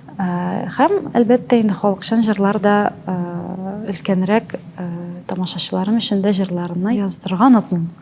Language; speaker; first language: Tatar; native; Tatar